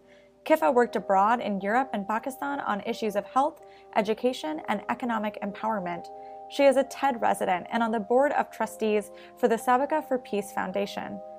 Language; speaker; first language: English; native; English